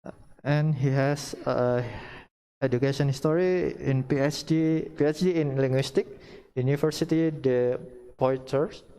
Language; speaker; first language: English; non-native, learner; Indonesian